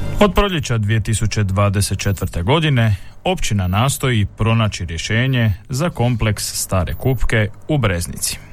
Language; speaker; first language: Croatian; native; Croatian